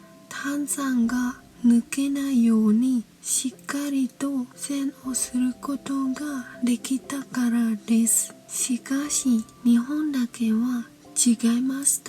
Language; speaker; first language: Japanese; non-native, learner; Khmer